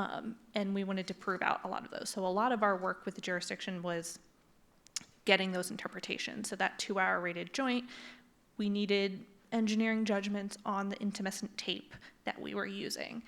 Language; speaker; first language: English; native; English